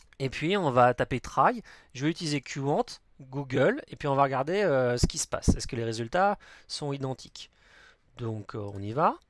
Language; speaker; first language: French; native; French